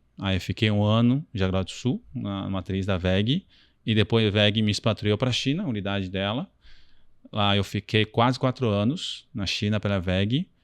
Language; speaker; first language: Portuguese; non-native, fluent; Chinese